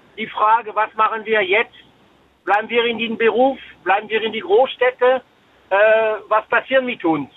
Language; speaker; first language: German; non-native, fluent; French